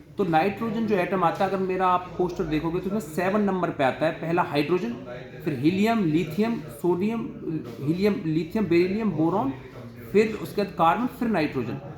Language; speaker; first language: Hindi; native; Hindi